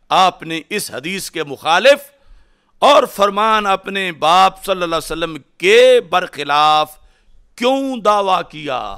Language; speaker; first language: Urdu; non-native, local second language; Punjabi